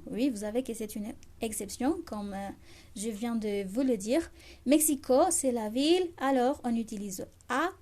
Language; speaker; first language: French; non-native, fluent; Spanish